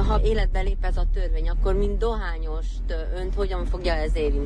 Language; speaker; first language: Hungarian; native; Hungarian